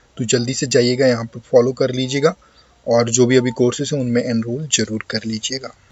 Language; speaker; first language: Hindi; native; Hindi